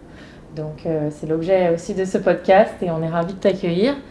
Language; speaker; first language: French; native; French